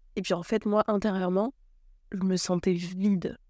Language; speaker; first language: French; native; French